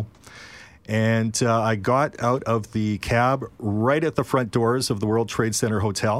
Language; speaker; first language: English; native; English